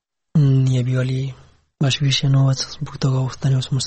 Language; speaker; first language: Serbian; non-native, learner; Pashto